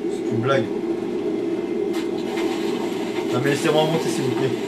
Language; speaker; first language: French; native; French